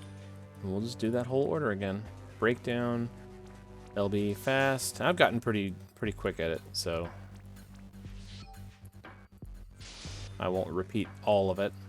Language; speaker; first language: English; native; English